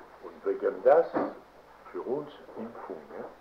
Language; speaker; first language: German; non-native, learner; French